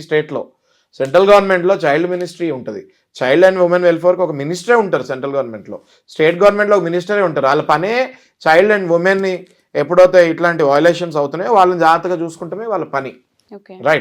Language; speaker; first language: Telugu; native; Telugu